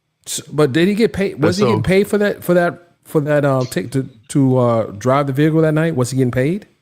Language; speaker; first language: English; native; English